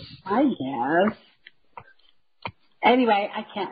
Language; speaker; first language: English; native; English